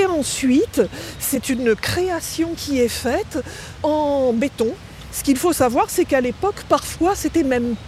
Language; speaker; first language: French; native; French